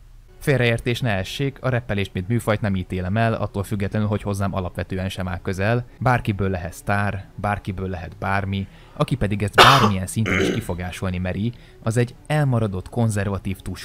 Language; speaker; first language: Hungarian; native; Hungarian